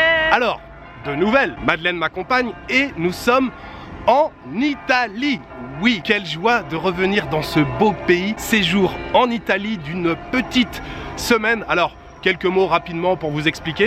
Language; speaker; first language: French; native; French